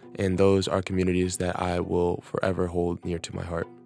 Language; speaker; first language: English; native; English